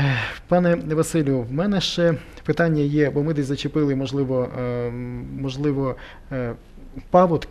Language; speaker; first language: Ukrainian; native; Ukrainian